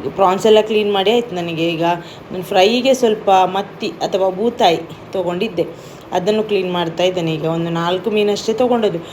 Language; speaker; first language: Kannada; non-native, local second language; Tulu